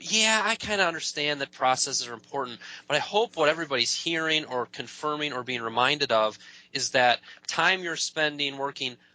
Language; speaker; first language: English; native; English